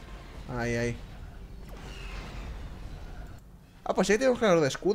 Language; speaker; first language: Spanish; native; Spanish